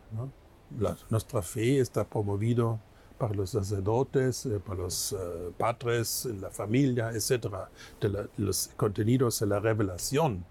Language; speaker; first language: Spanish; non-native, fluent; German